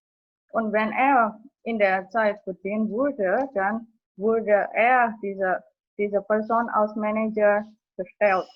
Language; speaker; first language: German; non-native, fluent; Indonesian